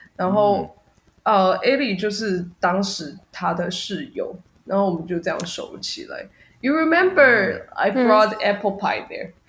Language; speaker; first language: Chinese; native; Chinese